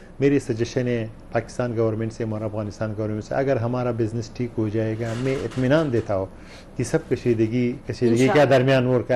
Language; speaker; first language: Hindi; non-native, learner; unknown